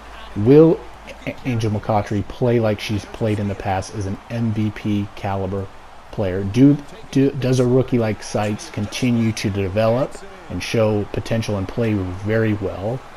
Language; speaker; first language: English; native; English